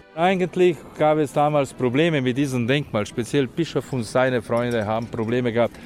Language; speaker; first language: German; non-native, fluent; Slovenian